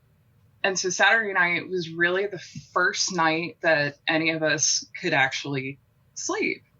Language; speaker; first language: English; native; English